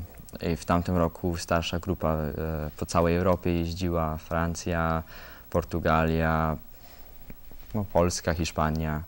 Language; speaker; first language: Polish; early bilingual, heritage; Polish